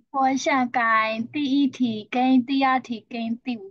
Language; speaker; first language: Chinese; non-native, learner; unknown